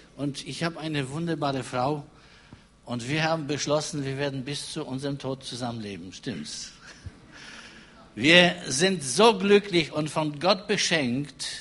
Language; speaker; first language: German; non-native, fluent; Polish